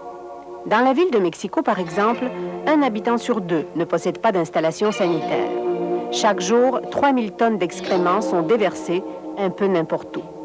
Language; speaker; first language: French; native; French